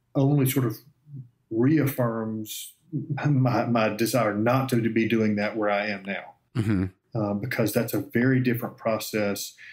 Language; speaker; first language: English; native; English